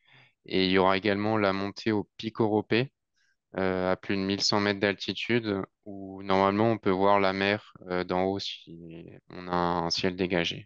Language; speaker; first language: French; native; French